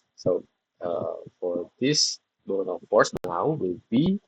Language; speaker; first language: English; non-native, fluent; Indonesian